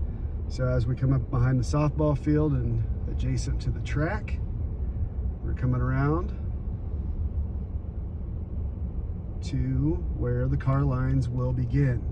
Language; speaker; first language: English; native; English